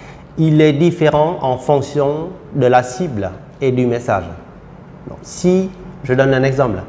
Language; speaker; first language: French; non-native, fluent; Vietnamese